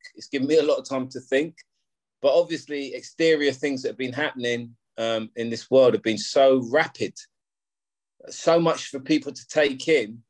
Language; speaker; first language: English; native; English